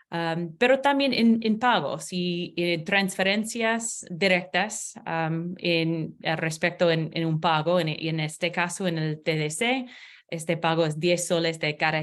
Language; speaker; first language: Spanish; non-native, learner; English